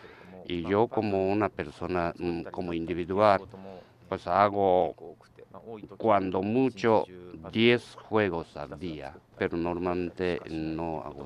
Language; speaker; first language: Spanish; non-native, learner; Japanese